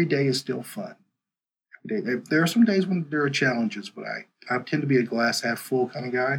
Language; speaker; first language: English; native; English